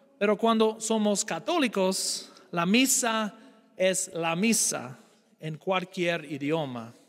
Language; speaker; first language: Spanish; non-native, fluent; English